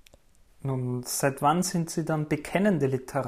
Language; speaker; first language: German; native; German